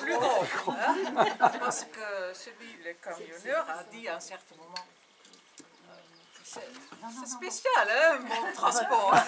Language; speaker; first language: French; non-native, fluent; Dutch